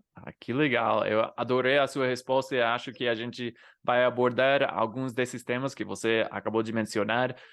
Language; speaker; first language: Portuguese; non-native, fluent; English